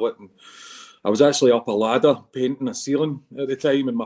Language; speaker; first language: English; native; English